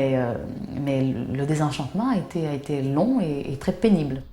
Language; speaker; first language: French; early bilingual, other home language; Arabic